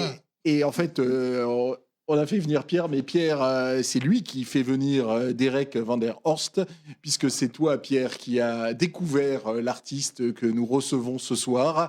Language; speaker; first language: French; native; French